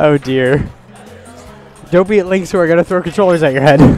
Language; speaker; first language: English; native; English